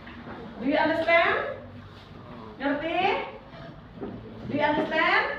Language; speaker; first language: English; non-native, learner; Indonesian